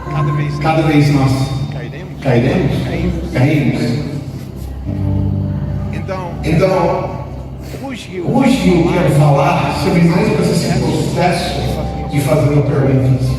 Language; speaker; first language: Portuguese; non-native, fluent; English